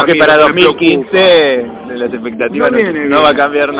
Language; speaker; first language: Spanish; native; Spanish